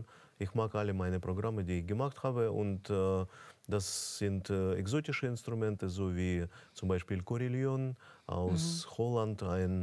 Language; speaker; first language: German; non-native, fluent; Russian